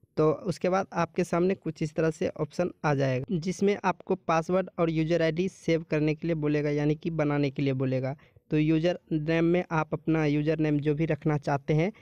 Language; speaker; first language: Hindi; native; Hindi